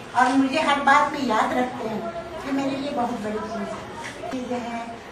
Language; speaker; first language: Hindi; non-native, local second language; Marathi